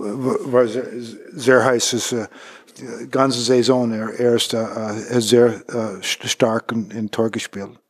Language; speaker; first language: German; non-native, learner; English